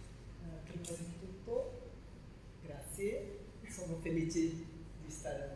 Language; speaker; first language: Italian; non-native, learner; Portuguese